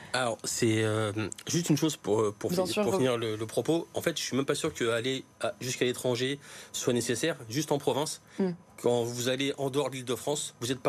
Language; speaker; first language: French; native; French